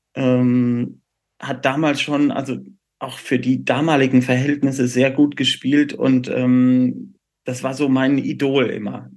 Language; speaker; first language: German; native; German